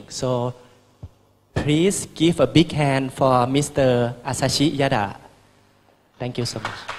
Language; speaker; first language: English; non-native, learner; Thai